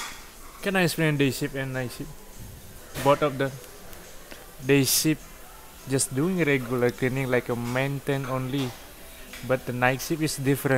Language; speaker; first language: English; non-native, learner; Indonesian